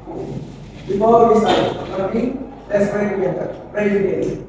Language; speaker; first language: English; non-native, learner; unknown